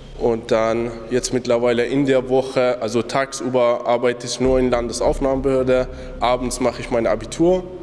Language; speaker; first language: German; non-native, fluent; Persian